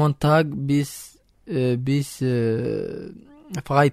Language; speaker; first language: German; non-native, learner; Arabic